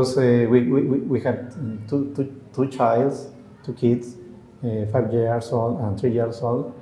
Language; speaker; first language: English; non-native, learner; Spanish